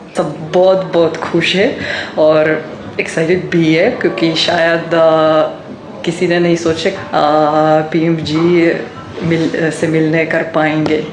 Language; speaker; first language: Hindi; non-native, learner; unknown